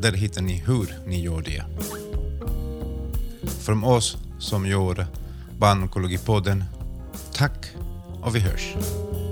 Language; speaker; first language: Swedish; non-native, fluent; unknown